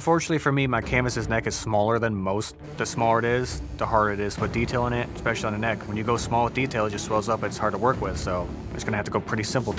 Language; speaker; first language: English; native; English